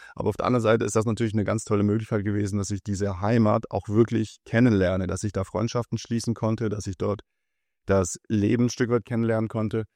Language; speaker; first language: German; early bilingual, other home language; Russian